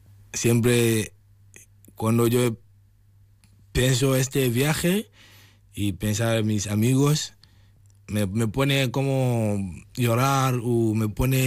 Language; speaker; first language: Spanish; non-native, learner; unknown